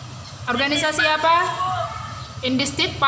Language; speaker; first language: Indonesian; native; Indonesian